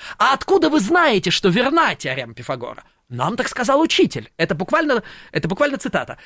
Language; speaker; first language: Russian; native; Russian